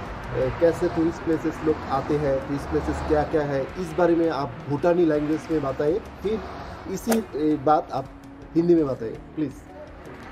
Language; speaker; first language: Hindi; non-native, fluent; Bangla